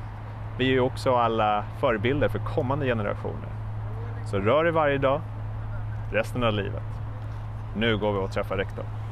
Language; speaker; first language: Swedish; native; Swedish